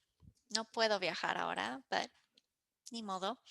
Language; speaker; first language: Spanish; early bilingual, heritage; English